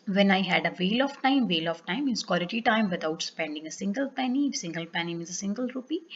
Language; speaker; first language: English; non-native, local second language; Punjabi